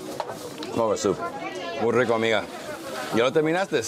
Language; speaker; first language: Spanish; early bilingual, heritage; Spanish